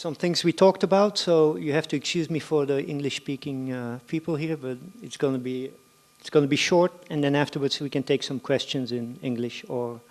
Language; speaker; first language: English; non-native, fluent; Dutch